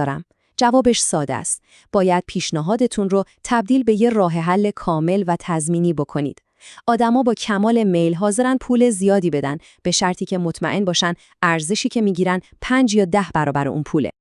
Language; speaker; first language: Persian; native; Persian